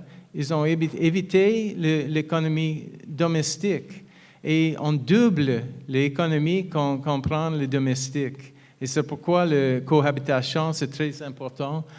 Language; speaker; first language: French; non-native, fluent; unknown